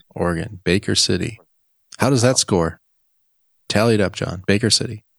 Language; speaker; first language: English; native; English